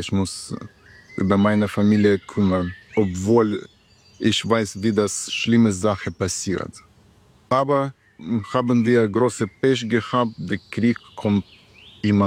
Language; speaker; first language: German; non-native, learner; Russian